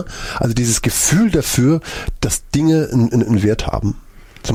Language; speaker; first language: German; native; German